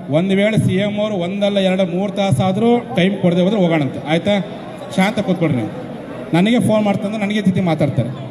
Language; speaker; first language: Kannada; native; Kannada